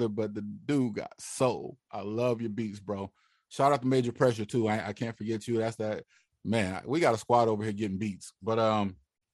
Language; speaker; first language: English; native; English